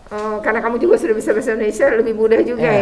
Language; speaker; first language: Indonesian; native; Indonesian